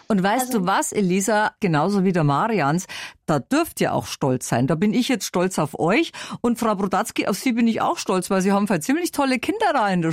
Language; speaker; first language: German; native; German